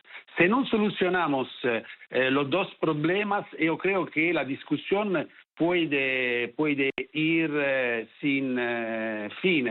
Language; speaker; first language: Spanish; non-native, fluent; Italian